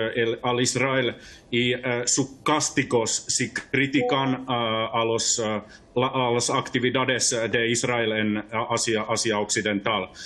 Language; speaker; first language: Spanish; non-native, fluent; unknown